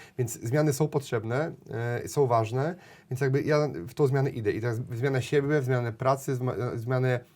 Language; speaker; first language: Polish; native; Polish